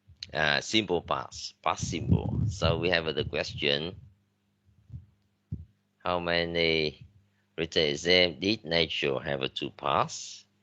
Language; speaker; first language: English; non-native, fluent; Vietnamese